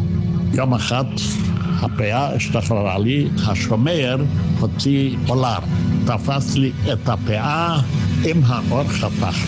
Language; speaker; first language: Hebrew; non-native, fluent; Yiddish